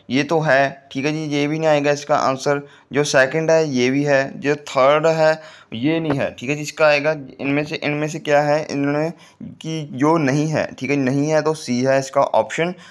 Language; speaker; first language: Hindi; non-native, local second language; Punjabi